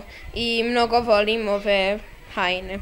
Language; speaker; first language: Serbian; non-native, local second language; Hungarian